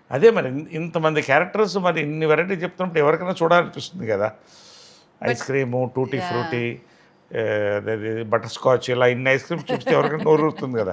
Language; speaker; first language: Telugu; native; Telugu